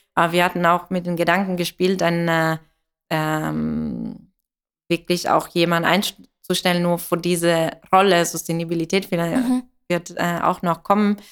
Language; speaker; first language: German; non-native, fluent; Italian